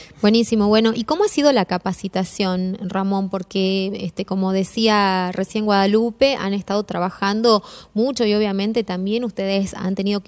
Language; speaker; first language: Spanish; native; Spanish